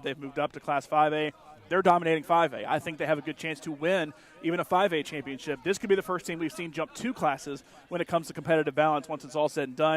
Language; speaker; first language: English; native; English